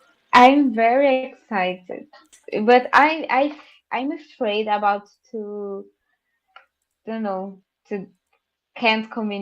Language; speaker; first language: English; non-native, learner; Portuguese